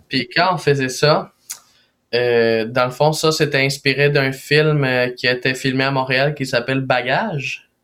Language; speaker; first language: French; non-native, fluent; Spanish